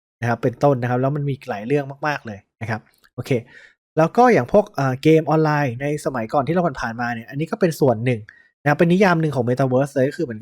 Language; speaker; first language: Thai; native; Thai